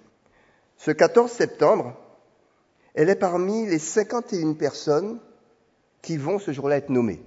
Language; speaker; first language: French; native; French